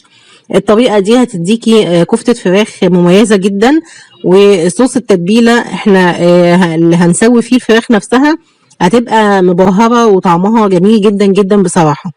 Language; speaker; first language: Arabic; native; Arabic